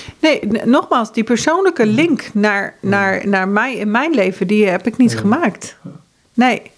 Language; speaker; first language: Dutch; early bilingual, heritage; Dutch